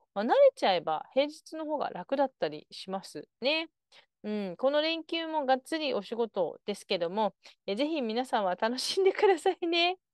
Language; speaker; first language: Japanese; native; Japanese